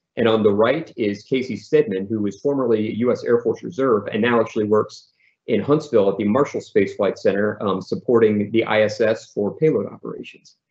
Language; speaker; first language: English; native; English